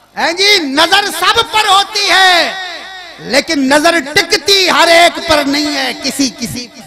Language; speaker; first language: Urdu; non-native, local second language; Sindhi